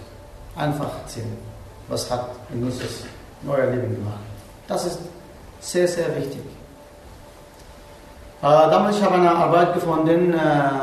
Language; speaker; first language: German; non-native, learner; Arabic